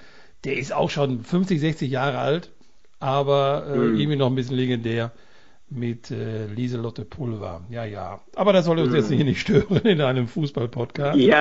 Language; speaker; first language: German; native; German